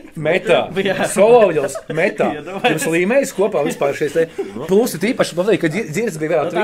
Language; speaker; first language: Latvian; native; Latvian